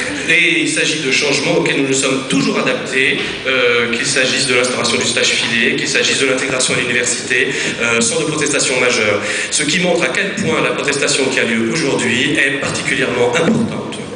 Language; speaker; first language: French; native; French